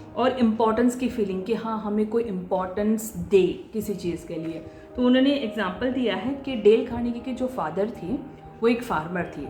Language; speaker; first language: Hindi; non-native, local second language; Gujarati